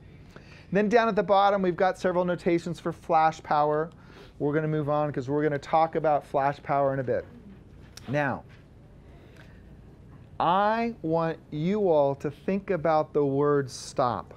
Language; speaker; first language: English; native; English